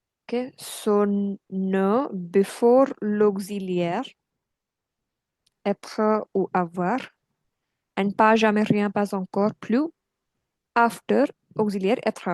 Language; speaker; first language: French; non-native, fluent; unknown